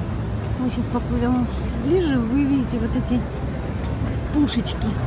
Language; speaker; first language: Russian; native; Russian